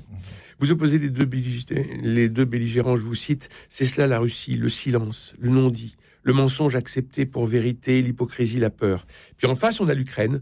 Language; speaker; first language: French; native; French